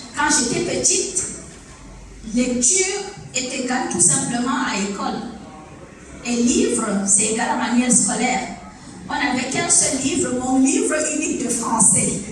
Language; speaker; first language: French; non-native, local second language; Fula